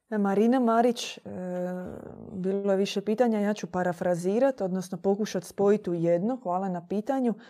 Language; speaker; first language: Croatian; native; Croatian